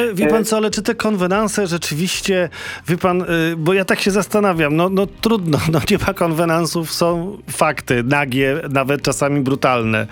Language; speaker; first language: Polish; native; Polish